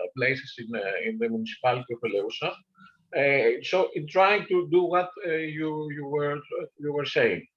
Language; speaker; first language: English; non-native, fluent; Greek